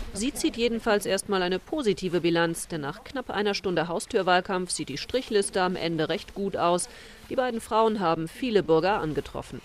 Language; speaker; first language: German; native; German